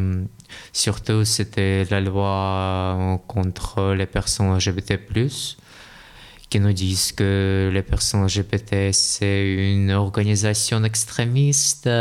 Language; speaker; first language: French; non-native, fluent; Russian